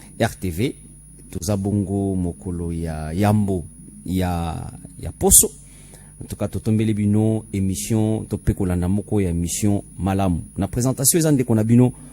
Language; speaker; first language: Lingala; non-native, local second language; Kituba (Democratic Republic of Congo)